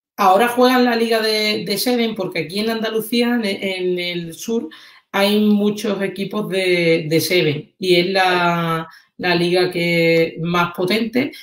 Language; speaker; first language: Spanish; native; Spanish